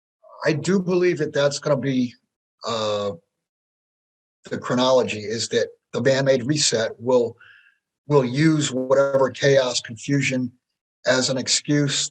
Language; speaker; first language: English; native; English